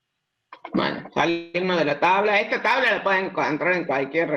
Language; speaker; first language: Spanish; native; Spanish